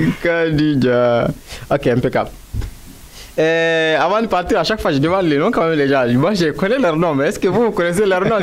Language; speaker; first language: French; non-native, local second language; Bambara